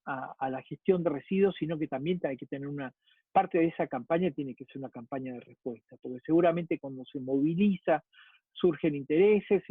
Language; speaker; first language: Spanish; native; Spanish